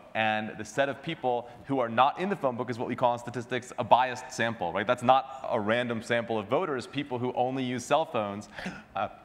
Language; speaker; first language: English; native; English